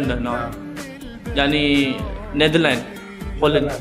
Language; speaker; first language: Arabic; non-native, learner; Malay